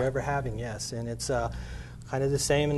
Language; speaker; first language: English; native; English